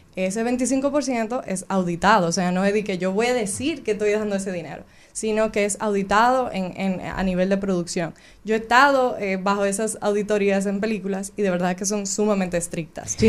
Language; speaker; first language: Spanish; native; Spanish